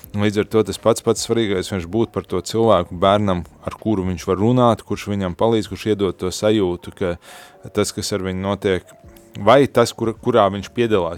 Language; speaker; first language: Latvian; native; Latvian